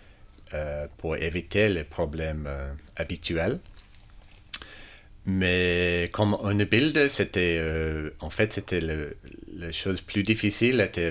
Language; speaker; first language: French; non-native, fluent; English